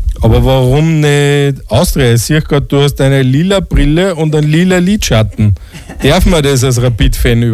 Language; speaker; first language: German; native; German